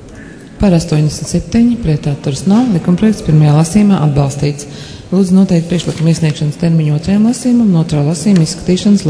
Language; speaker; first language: Latvian; native; Latvian